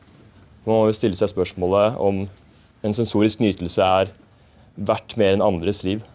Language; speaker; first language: Norwegian; native; Norwegian